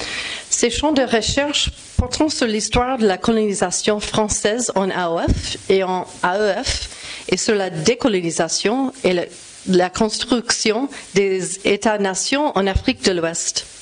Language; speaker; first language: French; non-native, fluent; English